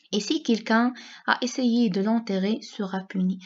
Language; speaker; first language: French; non-native, local second language; Arabic